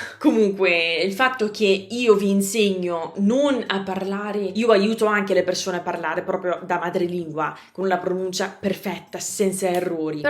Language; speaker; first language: Italian; non-native, fluent; English